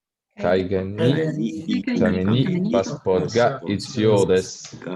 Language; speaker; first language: Japanese; non-native, learner; English